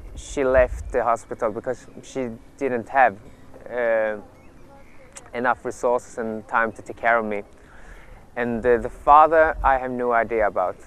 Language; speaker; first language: English; early bilingual, other home language; Swedish